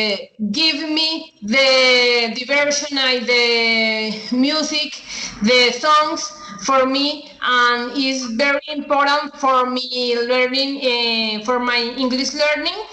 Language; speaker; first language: English; non-native, learner; Spanish